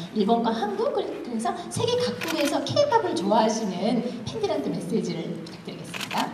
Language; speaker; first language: Japanese; native; Japanese